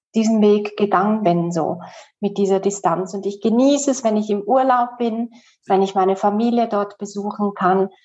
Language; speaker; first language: German; non-native, local second language; Romansh